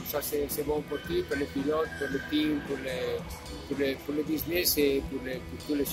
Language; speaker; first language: French; non-native, learner; Italian